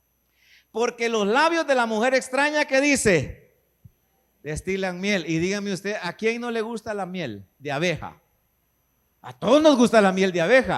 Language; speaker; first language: Spanish; native; Spanish